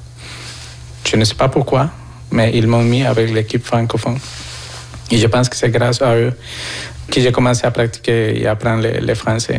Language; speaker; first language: French; non-native, fluent; Spanish